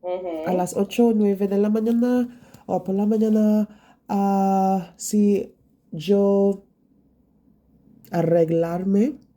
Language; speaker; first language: Spanish; non-native, learner; English